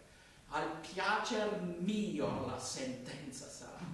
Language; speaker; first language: Italian; non-native, fluent; English